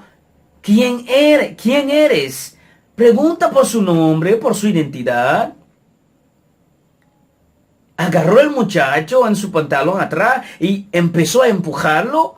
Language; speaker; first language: Spanish; non-native, fluent; Haitian Creole